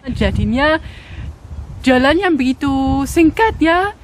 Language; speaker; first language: Indonesian; non-native, fluent; German